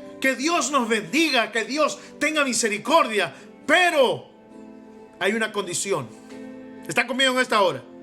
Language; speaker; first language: Spanish; native; Spanish